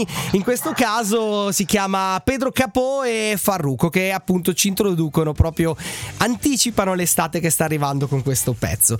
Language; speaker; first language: Italian; native; Italian